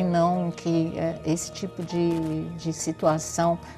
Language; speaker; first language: Portuguese; native; Portuguese